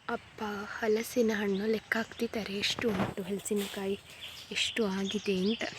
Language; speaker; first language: Kannada; non-native, local second language; Tulu